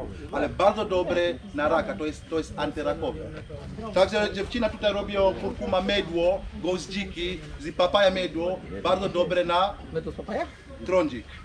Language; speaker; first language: Polish; non-native, learner; Swahili